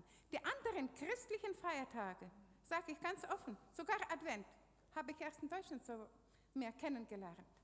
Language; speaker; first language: German; non-native, fluent; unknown